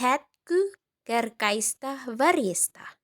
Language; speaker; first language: Finnish; non-native, learner; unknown